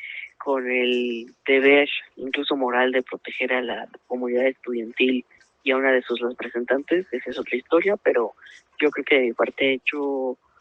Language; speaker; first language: Spanish; native; Spanish